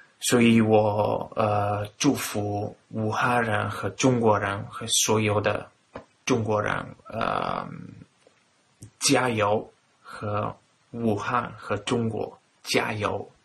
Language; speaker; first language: Chinese; non-native, fluent; Italian